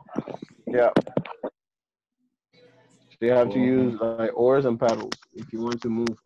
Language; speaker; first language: English; non-native, fluent; Spanish